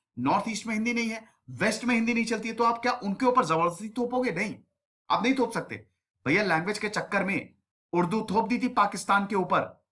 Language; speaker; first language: Hindi; native; Hindi